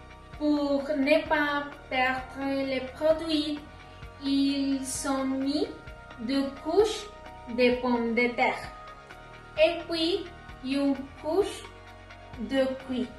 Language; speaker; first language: French; non-native, learner; Spanish